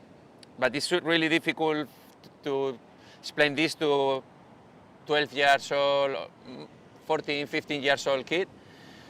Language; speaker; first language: English; non-native, fluent; Spanish